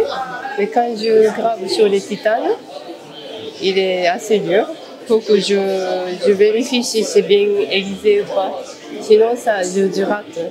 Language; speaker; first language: French; non-native, fluent; Japanese